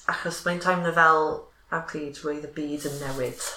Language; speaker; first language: Welsh; non-native, fluent; English